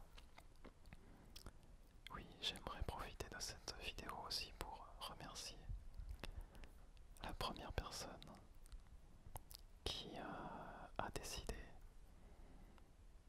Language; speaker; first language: French; native; French